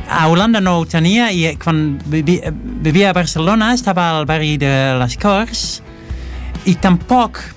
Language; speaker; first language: Catalan; non-native, fluent; Dutch